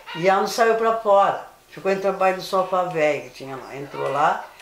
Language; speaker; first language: Portuguese; native; Portuguese